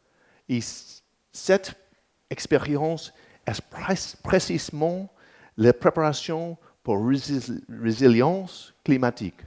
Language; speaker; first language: French; non-native, learner; English